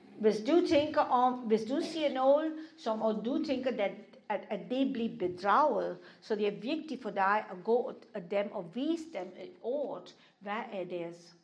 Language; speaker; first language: Danish; non-native, fluent; English